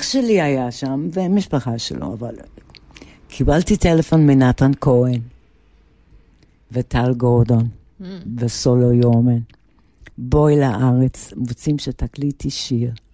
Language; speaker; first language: Hebrew; non-native, fluent; English